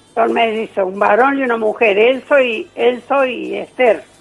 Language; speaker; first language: Spanish; native; Spanish